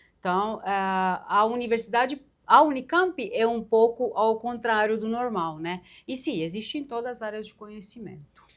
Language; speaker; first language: Portuguese; non-native, fluent; Romanian